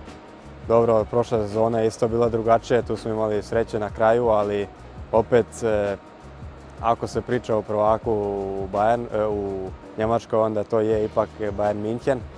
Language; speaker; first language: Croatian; early bilingual, heritage; Croatian